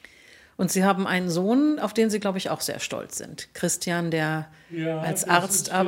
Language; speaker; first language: German; native; German